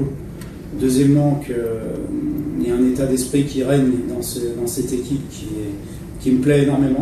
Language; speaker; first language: French; native; French